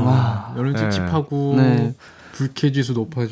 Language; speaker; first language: Korean; native; Korean